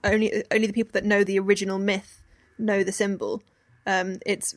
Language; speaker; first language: English; native; English